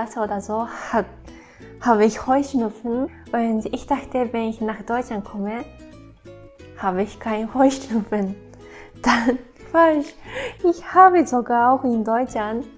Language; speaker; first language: German; non-native, learner; Japanese